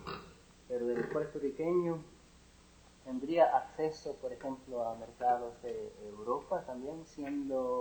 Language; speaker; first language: Spanish; non-native, fluent; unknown